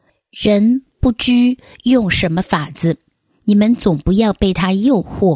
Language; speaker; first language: Chinese; native; Chinese